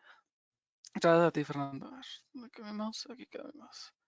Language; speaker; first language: Spanish; native; Spanish